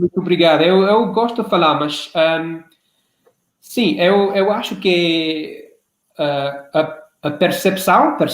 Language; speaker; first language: Portuguese; non-native, learner; English